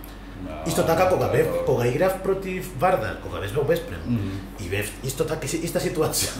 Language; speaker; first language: Macedonian; non-native, learner; Spanish